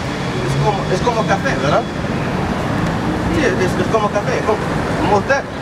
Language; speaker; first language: Spanish; non-native, fluent; English